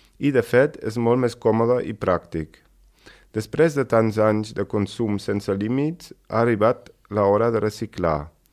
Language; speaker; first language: Catalan; native; Catalan